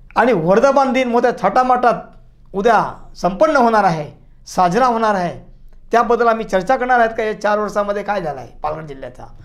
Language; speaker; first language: Marathi; native; Marathi